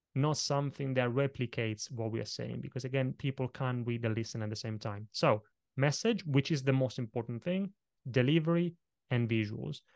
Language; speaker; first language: English; non-native, fluent; Italian